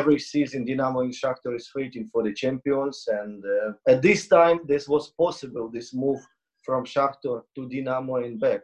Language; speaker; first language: English; non-native, learner; Ukrainian